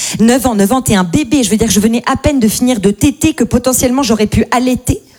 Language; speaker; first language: French; native; French